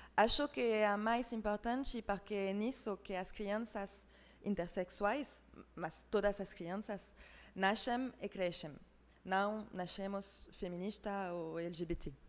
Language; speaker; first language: Portuguese; non-native, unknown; French